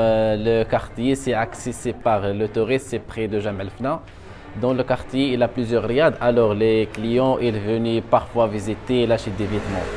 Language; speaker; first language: French; non-native, local second language; Arabic